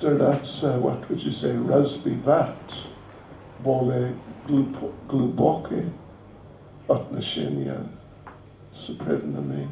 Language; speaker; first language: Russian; non-native, learner; English